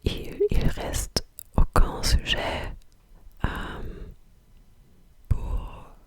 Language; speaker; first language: French; non-native, learner; English